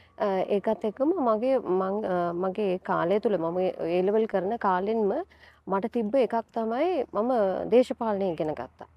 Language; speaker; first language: Sinhala; non-native, local second language; Tamil